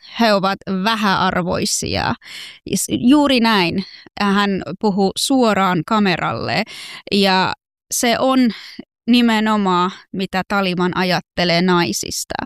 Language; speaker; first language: Finnish; non-native, fluent; Persian